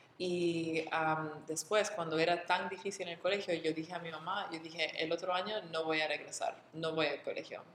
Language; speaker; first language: Spanish; early bilingual, other home language; English